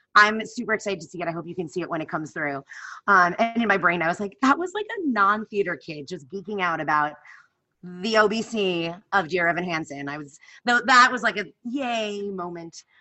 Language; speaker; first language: English; native; English